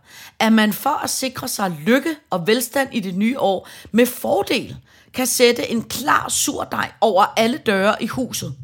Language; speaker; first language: Danish; native; Danish